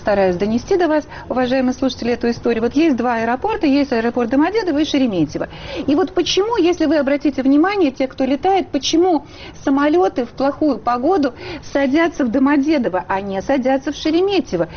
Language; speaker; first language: Russian; native; Russian